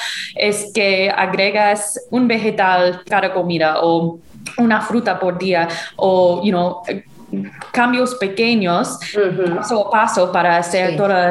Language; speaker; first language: Spanish; non-native, fluent; English